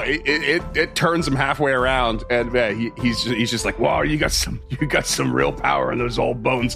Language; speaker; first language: English; native; English